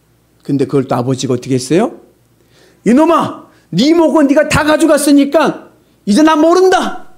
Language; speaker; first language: Korean; native; Korean